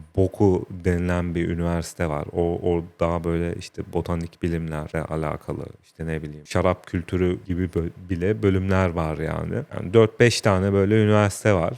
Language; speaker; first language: Turkish; native; Turkish